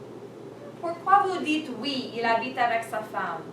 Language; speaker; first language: French; non-native, fluent; English